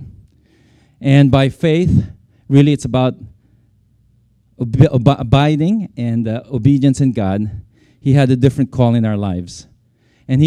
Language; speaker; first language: English; non-native, local second language; Filipino